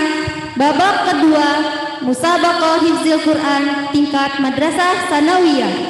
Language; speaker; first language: Indonesian; native; Indonesian